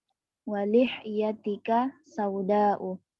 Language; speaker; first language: Arabic; non-native, learner; Indonesian